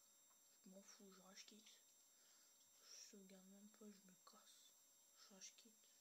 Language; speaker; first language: French; native; French